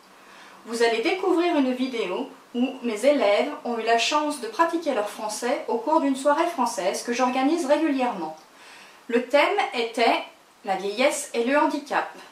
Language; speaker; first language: French; native; French